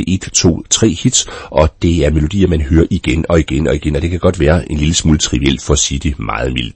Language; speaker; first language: Danish; native; Danish